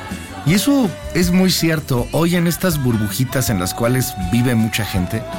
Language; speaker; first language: Spanish; native; Spanish